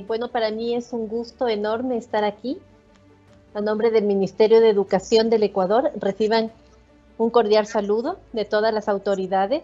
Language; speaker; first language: Spanish; native; Spanish